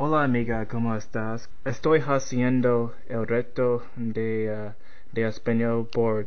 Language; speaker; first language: Spanish; non-native, learner; English